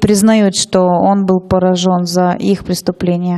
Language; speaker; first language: Russian; native; Russian